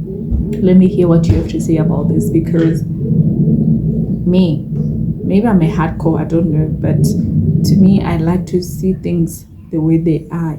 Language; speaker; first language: English; non-native, local second language; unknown